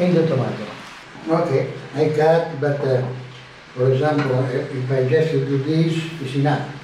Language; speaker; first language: English; non-native, learner; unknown